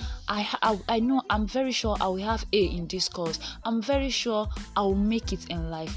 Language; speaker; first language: English; non-native, local second language; Yoruba